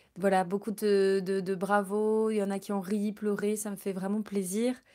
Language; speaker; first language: French; native; French